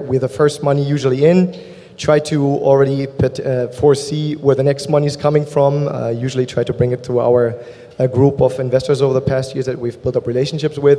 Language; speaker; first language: English; non-native, fluent; German